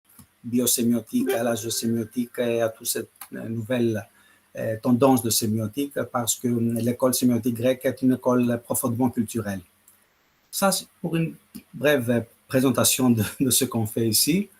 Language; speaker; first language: French; non-native, fluent; Greek